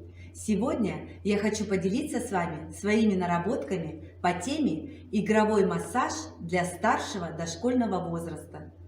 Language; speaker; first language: Russian; native; Russian